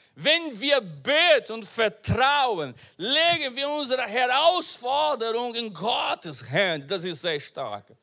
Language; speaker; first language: German; non-native, learner; Portuguese